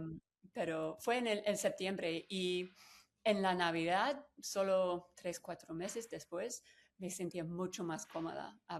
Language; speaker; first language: Spanish; non-native, fluent; English